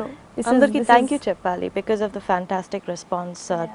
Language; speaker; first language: Telugu; non-native, learner; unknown